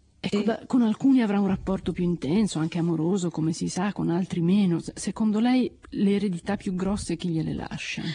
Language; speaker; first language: Italian; native; Italian